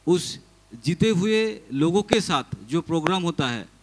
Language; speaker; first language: Hindi; non-native, local second language; Bangla